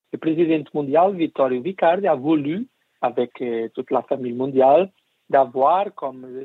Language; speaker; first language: French; non-native, learner; Portuguese